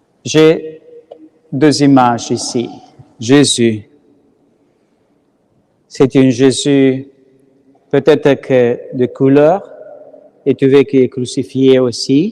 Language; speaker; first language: French; non-native, learner; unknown